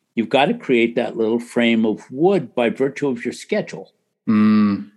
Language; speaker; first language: English; native; English